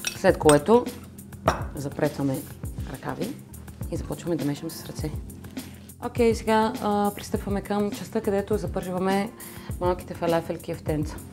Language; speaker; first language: Bulgarian; early bilingual, other home language; Arabic